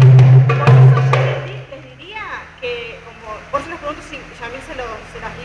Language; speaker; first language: Spanish; native; Spanish